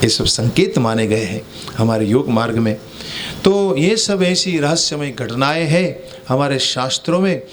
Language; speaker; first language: Hindi; non-native, local second language; Gujarati